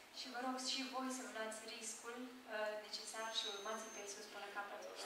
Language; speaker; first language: Romanian; non-native, fluent; Japanese